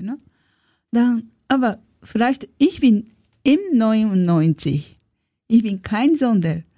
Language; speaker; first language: German; non-native, learner; Japanese